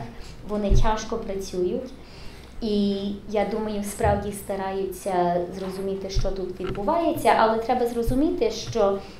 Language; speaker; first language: Ukrainian; early bilingual, heritage; English